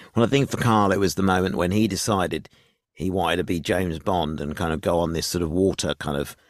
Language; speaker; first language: English; native; English